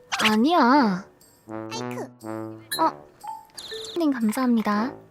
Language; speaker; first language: Korean; native; Korean